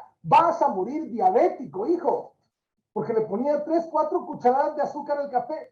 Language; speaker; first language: Spanish; native; Spanish